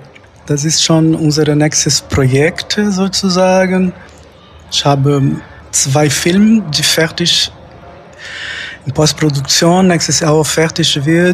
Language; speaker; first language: German; non-native, fluent; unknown